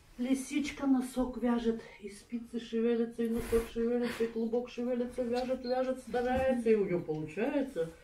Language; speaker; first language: Russian; native; Russian